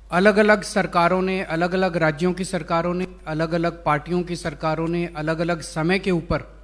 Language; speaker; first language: Hindi; native; Hindi